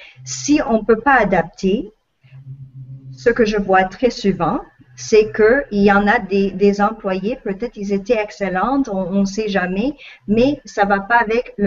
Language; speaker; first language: French; non-native, local second language; English